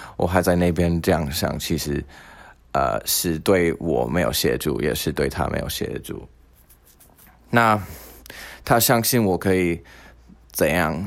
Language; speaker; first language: Chinese; non-native, fluent; English